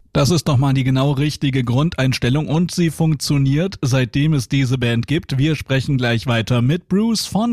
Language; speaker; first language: German; native; German